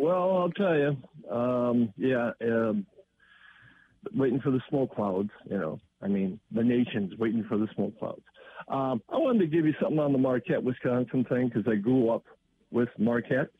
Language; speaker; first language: English; native; English